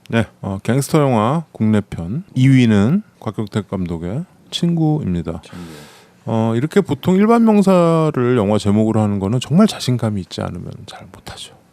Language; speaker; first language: Korean; native; Korean